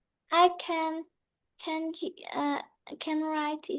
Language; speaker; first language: English; non-native, learner; Vietnamese